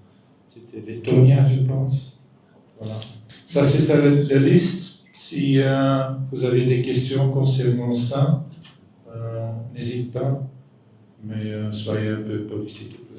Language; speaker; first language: French; non-native, local second language; Dutch